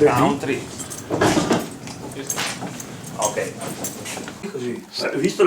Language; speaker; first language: Italian; native; Italian